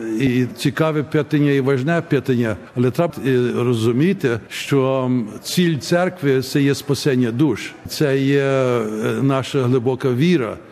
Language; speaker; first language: Ukrainian; early bilingual, heritage; Ukrainian